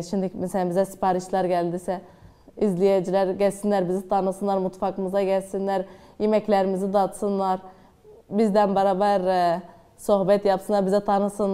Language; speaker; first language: Turkish; non-native, learner; Arabic